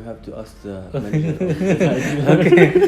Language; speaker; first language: English; non-native, learner; Arabic